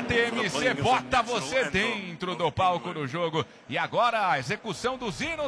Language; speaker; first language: Portuguese; native; Portuguese